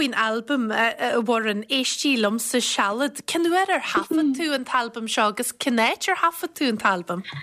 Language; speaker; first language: Irish; native; Irish